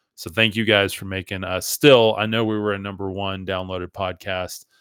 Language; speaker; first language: English; early bilingual, other home language; German